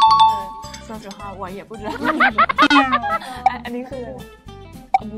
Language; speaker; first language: Chinese; non-native, fluent; Thai